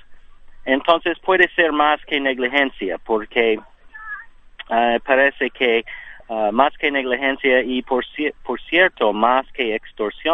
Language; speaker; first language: Spanish; non-native, learner; English